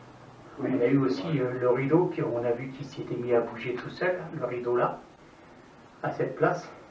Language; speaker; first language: French; native; French